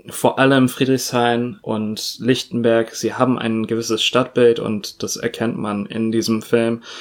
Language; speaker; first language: German; early bilingual, other home language; Russian